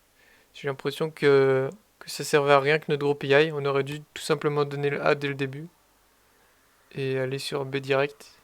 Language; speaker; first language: French; native; French